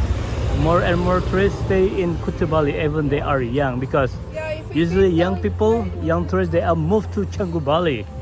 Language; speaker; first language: English; non-native, fluent; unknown